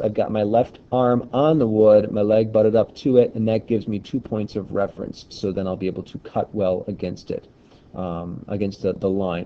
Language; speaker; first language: English; native; English